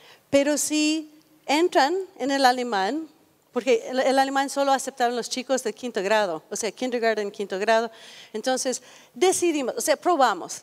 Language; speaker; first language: Spanish; non-native, fluent; English